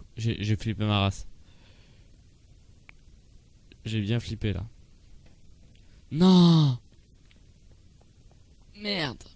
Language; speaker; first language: French; native; French